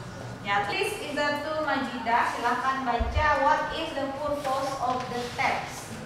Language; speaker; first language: English; non-native, learner; Indonesian